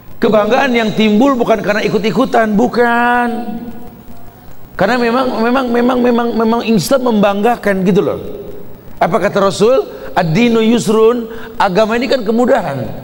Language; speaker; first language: Indonesian; native; Indonesian